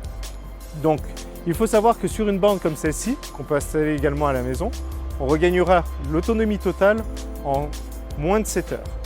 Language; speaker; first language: French; native; French